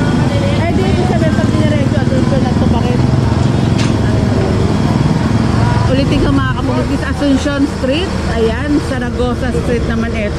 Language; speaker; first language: Filipino; native; Filipino